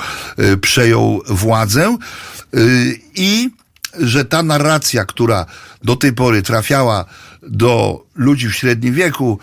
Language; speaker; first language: Polish; native; Polish